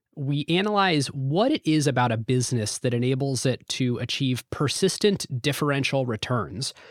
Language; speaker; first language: English; native; English